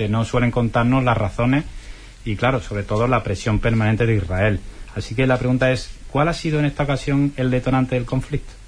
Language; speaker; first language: Spanish; native; Spanish